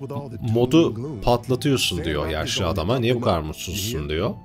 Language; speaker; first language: Turkish; native; Turkish